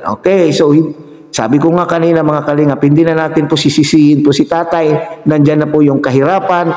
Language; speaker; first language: Filipino; native; Filipino